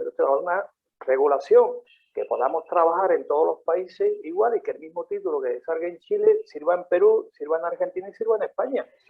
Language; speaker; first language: Spanish; native; Spanish